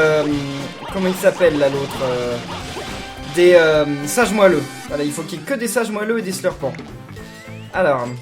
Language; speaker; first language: French; native; French